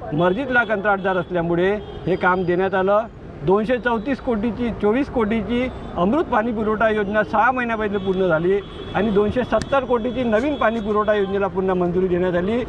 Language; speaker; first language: Marathi; native; Marathi